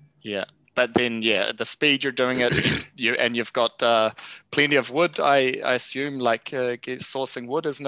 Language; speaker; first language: English; native; English